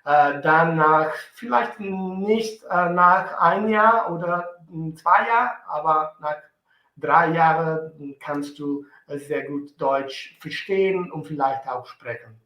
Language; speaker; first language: German; non-native, fluent; Italian